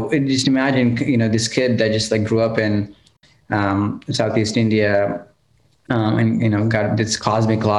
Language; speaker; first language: English; non-native, local second language; Telugu